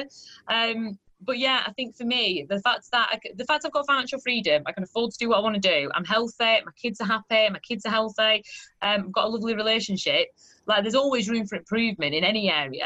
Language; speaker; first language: English; native; English